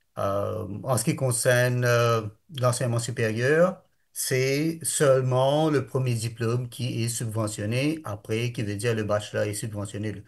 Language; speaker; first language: French; non-native, local second language; Morisyen